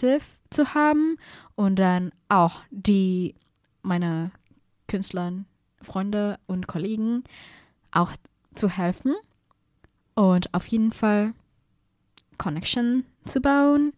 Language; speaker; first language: German; non-native, fluent; Indonesian